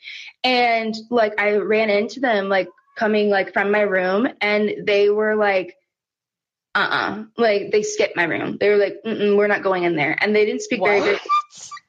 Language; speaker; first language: English; native; English